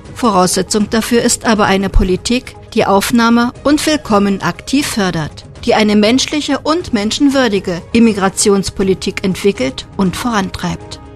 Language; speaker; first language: German; native; German